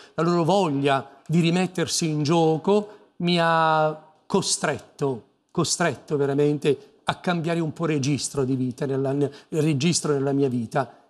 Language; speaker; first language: Italian; native; Italian